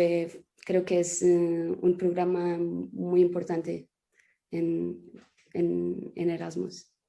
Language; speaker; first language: Spanish; non-native, fluent; Portuguese